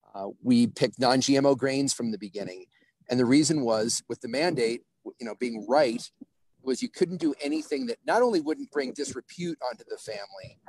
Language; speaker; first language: English; native; English